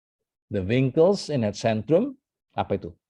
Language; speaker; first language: Dutch; non-native, fluent; Indonesian